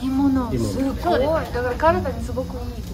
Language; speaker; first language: Japanese; non-native, fluent; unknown